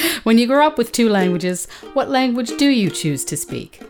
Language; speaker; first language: English; early bilingual, other home language; French